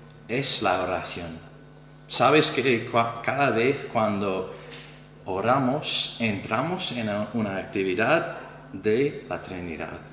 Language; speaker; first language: Spanish; non-native, fluent; English